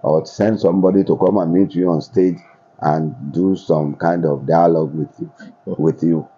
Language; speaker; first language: English; non-native, local second language; Yoruba